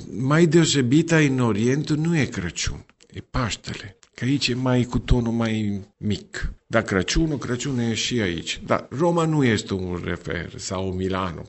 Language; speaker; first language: Romanian; non-native, fluent; Italian